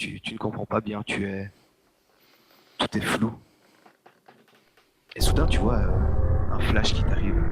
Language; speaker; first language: French; native; French